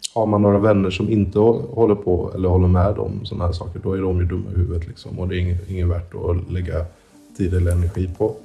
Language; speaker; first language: Swedish; native; Swedish